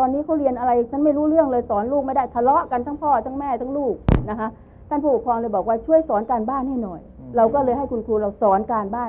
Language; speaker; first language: Thai; native; Thai